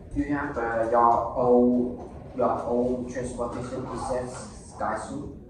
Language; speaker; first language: English; non-native, learner; Vietnamese